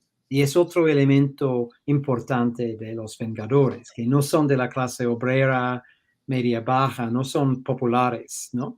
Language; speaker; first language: Spanish; non-native, fluent; English